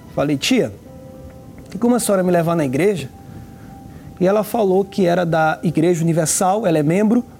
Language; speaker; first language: Portuguese; native; Portuguese